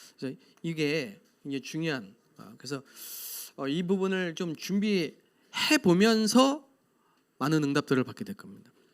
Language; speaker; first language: Korean; native; Korean